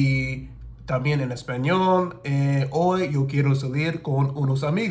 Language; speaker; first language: Spanish; non-native, learner; English